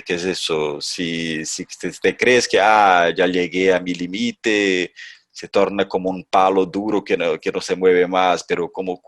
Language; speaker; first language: Spanish; non-native, fluent; Portuguese